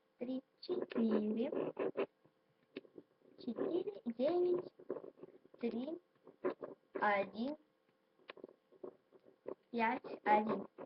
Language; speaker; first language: Russian; non-native, local second language; Ukrainian